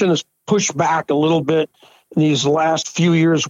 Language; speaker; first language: English; native; English